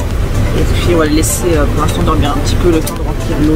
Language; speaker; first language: French; native; French